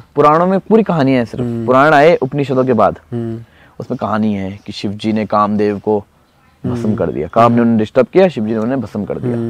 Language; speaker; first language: Hindi; native; Hindi